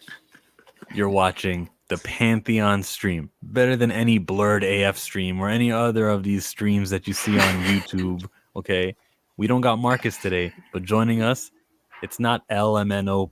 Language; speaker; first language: English; native; English